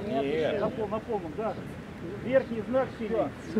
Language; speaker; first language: Russian; native; Russian